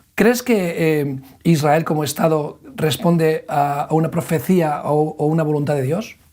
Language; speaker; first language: Spanish; native; Spanish